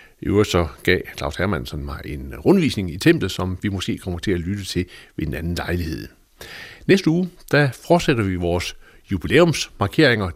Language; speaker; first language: Danish; native; Danish